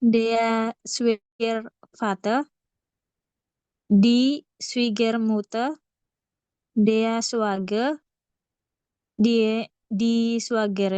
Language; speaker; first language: German; non-native, learner; Indonesian